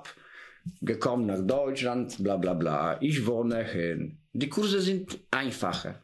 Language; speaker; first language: German; non-native, learner; Polish